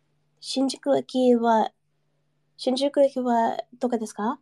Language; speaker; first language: Japanese; non-native, learner; English